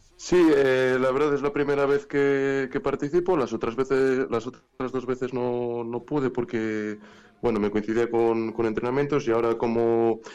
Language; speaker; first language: Spanish; native; Spanish